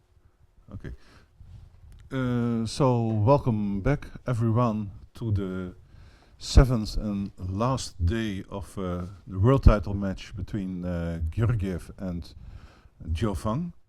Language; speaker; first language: English; non-native, fluent; Dutch